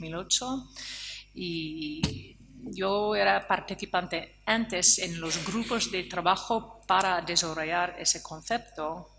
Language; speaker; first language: Spanish; non-native, fluent; English